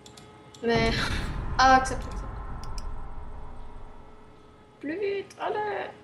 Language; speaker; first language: French; native; French